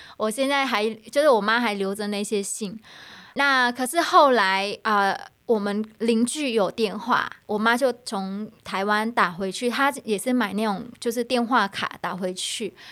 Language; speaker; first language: Chinese; non-native, fluent; Vietnamese